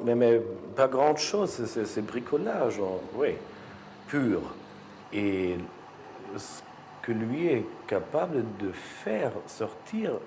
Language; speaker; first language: French; non-native, fluent; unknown